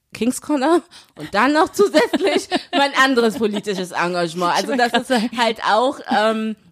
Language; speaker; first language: German; early bilingual, other home language; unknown